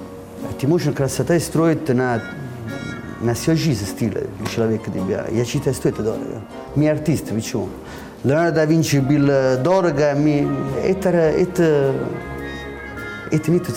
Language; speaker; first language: Russian; non-native, learner; Italian